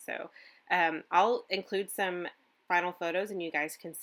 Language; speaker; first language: English; native; English